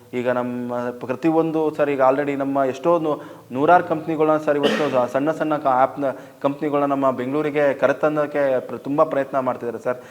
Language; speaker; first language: Kannada; native; Kannada